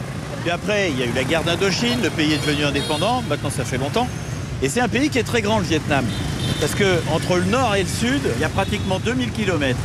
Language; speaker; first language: French; native; French